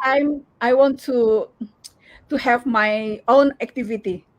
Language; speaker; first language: English; non-native, learner; Indonesian